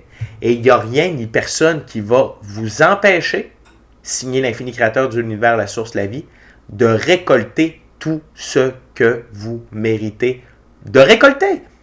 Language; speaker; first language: French; native; French